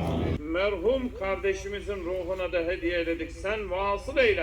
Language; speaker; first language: Turkish; native; Turkish